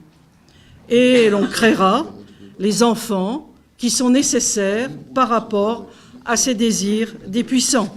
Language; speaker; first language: French; native; French